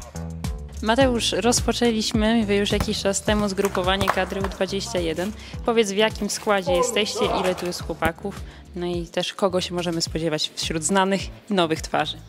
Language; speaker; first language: Polish; native; Polish